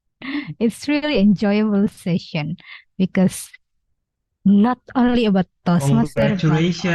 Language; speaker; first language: English; non-native, learner; Indonesian